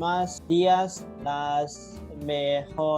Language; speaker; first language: Spanish; non-native, learner; Cantonese